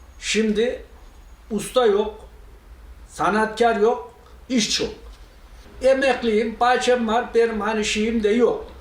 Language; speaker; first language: Turkish; native; Turkish